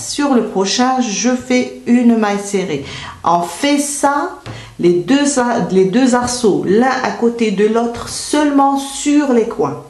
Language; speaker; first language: French; native; French